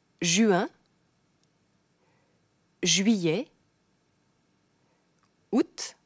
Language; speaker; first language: French; non-native, fluent; German